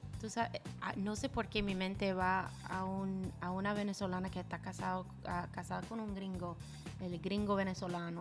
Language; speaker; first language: Spanish; non-native, fluent; English